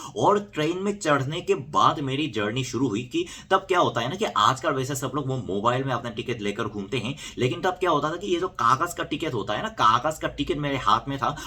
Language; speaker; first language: Hindi; non-native, fluent; Korean